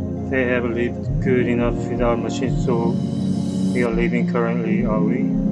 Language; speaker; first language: English; non-native, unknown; Korean